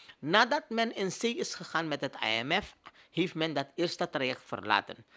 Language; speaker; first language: Dutch; native; Dutch